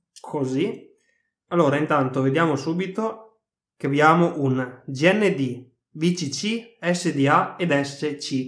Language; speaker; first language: Italian; native; Italian